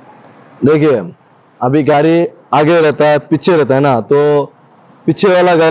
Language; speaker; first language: Hindi; non-native, local second language; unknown